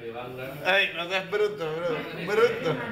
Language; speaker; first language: Spanish; native; Spanish